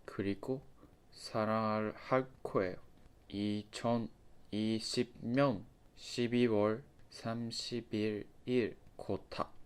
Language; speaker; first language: Korean; non-native, fluent; Japanese